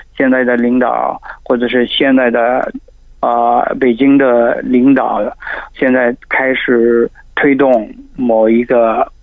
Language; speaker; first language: Chinese; non-native, fluent; Filipino